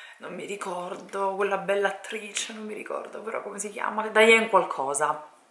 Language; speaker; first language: Italian; native; Italian